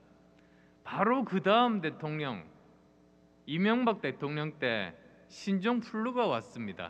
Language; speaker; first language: Korean; native; Korean